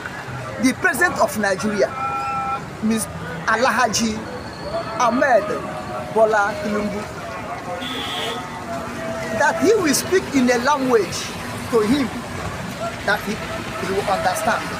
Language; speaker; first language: English; non-native, local second language; Igbo